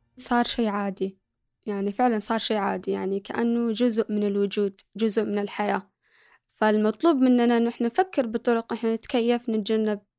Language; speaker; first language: Arabic; early bilingual, other home language; Somali